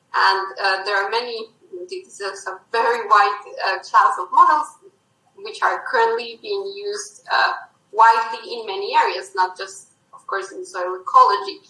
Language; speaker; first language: English; non-native, fluent; Spanish